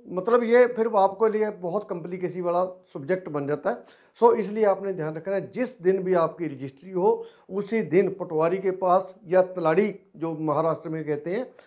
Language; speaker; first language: Hindi; non-native, local second language; Punjabi